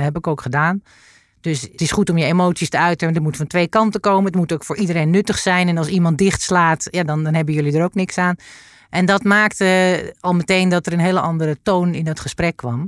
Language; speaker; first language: Dutch; native; Dutch